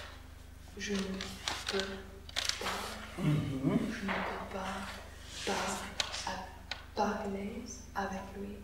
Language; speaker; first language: French; non-native, learner; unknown